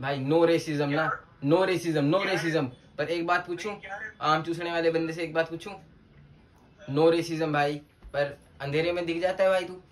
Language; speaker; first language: Hindi; native; Hindi